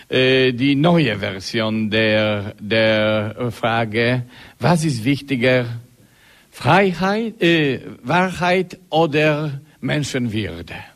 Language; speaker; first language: German; non-native, learner; Polish